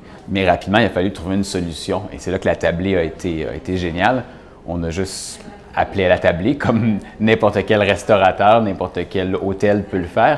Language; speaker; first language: French; native; French